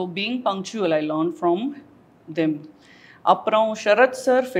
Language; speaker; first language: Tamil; non-native, learner; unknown